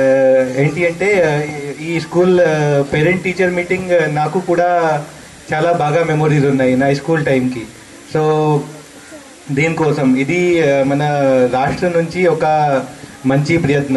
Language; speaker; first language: Telugu; non-native, learner; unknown